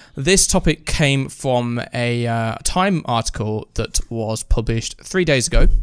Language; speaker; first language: English; early bilingual, other home language; Filipino